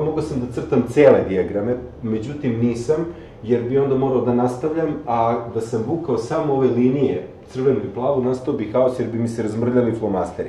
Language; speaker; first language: Serbian; native; Serbian